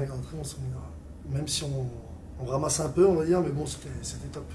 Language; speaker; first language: French; native; French